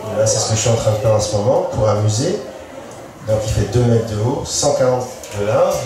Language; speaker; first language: French; native; French